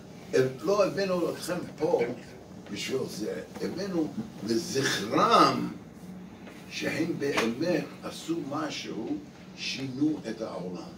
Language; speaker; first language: Hebrew; non-native, fluent; English